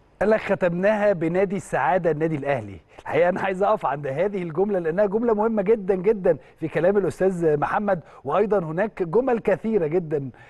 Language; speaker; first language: Arabic; native; Arabic